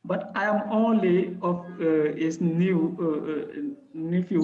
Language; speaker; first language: English; non-native, learner; French